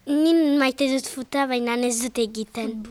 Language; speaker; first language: Basque; non-native, local second language; French